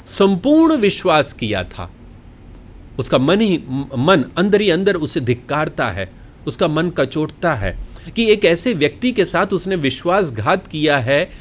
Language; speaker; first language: Hindi; non-native, local second language; Gujarati